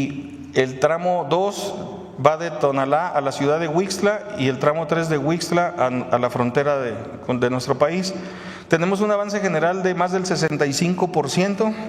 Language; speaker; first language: Spanish; native; Spanish